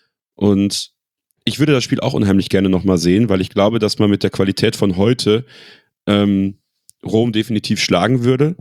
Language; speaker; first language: German; native; German